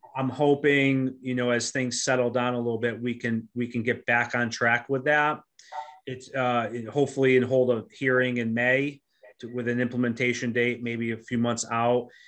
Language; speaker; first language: English; native; English